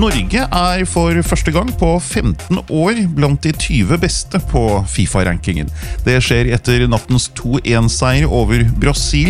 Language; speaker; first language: Norwegian; native; Norwegian